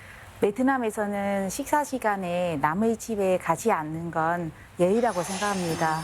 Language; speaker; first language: Korean; non-native, fluent; Vietnamese